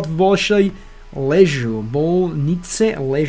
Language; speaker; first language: Russian; non-native, learner; English